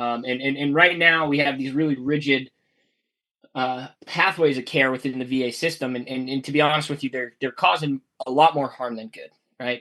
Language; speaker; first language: English; native; English